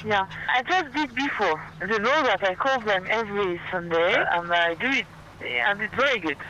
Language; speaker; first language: English; non-native, learner; French